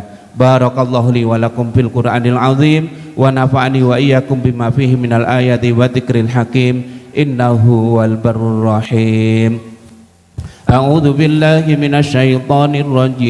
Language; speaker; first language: Indonesian; native; Indonesian